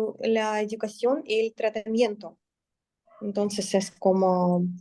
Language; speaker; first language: Spanish; non-native, learner; Russian